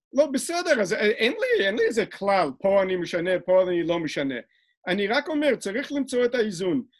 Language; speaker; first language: Hebrew; non-native, fluent; English